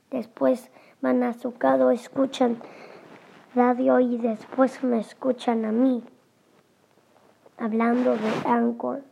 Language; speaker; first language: Spanish; early bilingual, heritage; Spanish